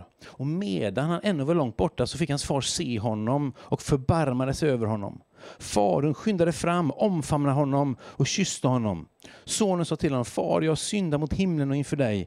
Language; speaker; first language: Swedish; native; Swedish